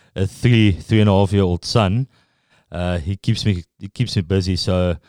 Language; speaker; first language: English; non-native, local second language; Afrikaans